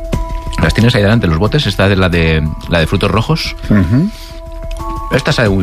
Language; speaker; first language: Spanish; native; Spanish